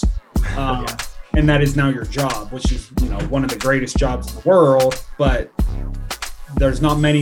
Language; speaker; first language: English; native; English